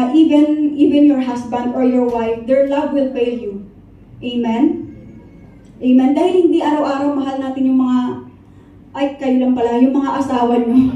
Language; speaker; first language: Filipino; non-native, local second language; Cebuano